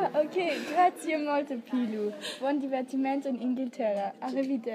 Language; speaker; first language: Italian; non-native, learner; German